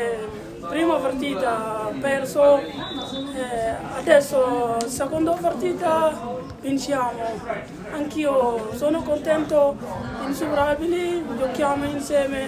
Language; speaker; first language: Italian; non-native, learner; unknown